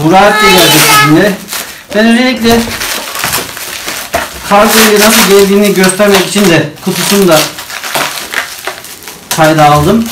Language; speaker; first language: Turkish; native; Turkish